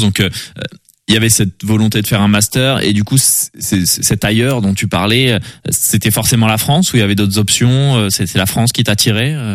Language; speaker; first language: French; native; French